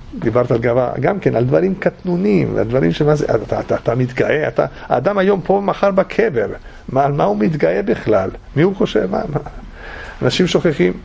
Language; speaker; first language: Hebrew; non-native, fluent; English